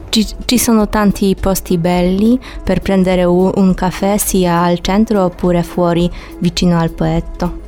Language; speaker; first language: Italian; non-native, fluent; Polish